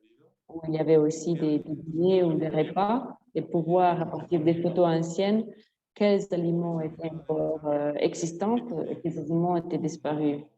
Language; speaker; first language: French; non-native, fluent; Italian